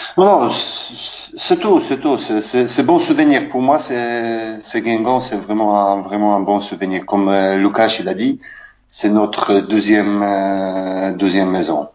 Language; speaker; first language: French; non-native, learner; Polish